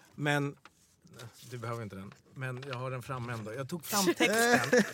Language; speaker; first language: Swedish; early bilingual, other home language; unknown